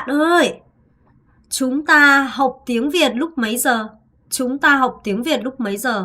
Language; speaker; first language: Vietnamese; non-native, fluent; Korean